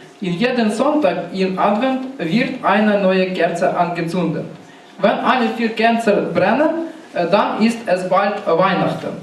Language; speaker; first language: German; non-native, learner; Ukrainian